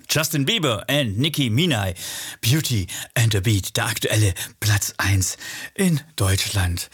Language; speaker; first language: German; native; German